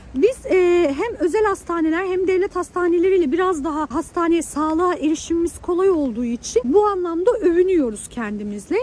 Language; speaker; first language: Turkish; native; Turkish